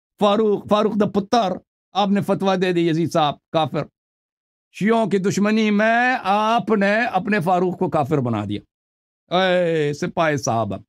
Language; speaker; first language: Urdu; non-native, local second language; Punjabi